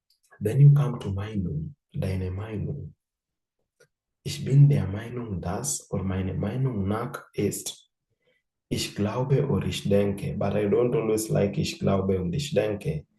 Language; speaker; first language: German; non-native, fluent; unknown